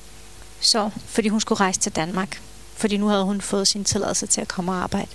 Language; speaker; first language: Danish; early bilingual, other home language; Turkish